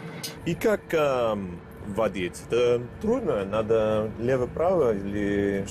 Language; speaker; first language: Russian; non-native, learner; English